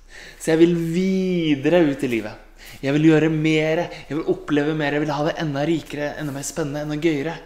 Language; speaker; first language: Norwegian; native; Norwegian